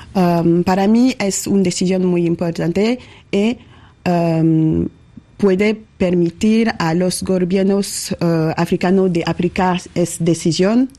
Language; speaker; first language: Spanish; non-native, learner; French